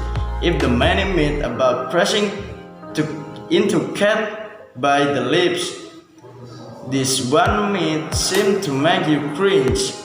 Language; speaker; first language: English; non-native, learner; Indonesian